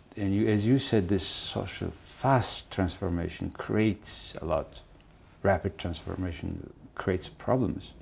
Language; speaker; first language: English; non-native, fluent; Mongolian